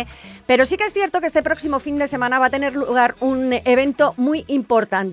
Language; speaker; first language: Spanish; native; Spanish